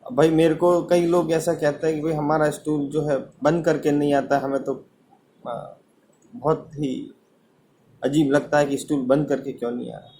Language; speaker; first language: Hindi; native; Hindi